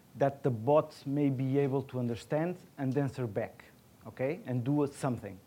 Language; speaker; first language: English; non-native, fluent; Portuguese